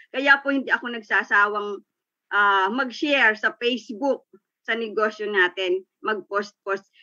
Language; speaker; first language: Filipino; native; Filipino